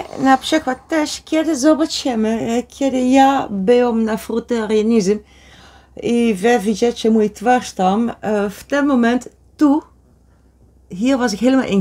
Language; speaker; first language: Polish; non-native, learner; Dutch